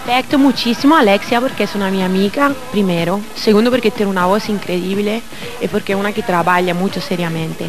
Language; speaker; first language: Portuguese; non-native, learner; Italian